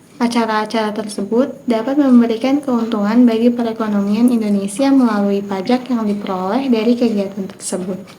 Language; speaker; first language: Indonesian; native; Indonesian